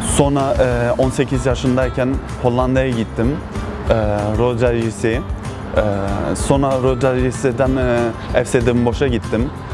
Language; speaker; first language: Turkish; early bilingual, heritage; Turkish